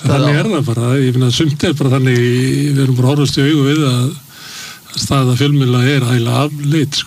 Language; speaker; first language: Icelandic; native; Icelandic